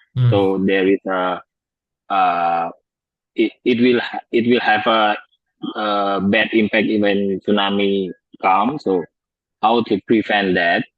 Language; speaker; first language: English; non-native, learner; Indonesian